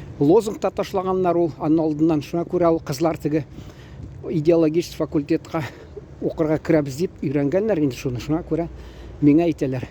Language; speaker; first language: Tatar; native; Tatar